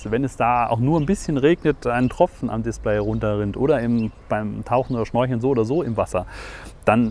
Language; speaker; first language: German; native; German